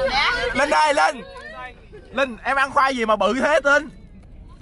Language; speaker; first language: Vietnamese; native; Vietnamese